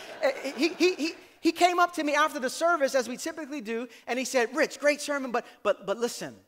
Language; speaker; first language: English; native; English